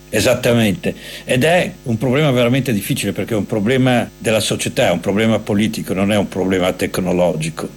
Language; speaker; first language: Italian; native; Italian